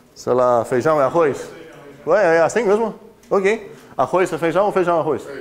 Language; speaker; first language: Portuguese; non-native, fluent; Greek